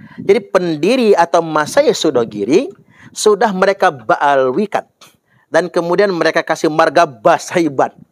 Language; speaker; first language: Indonesian; native; Indonesian